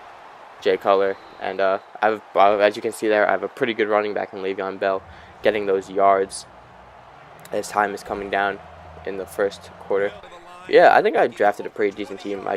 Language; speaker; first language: English; native; English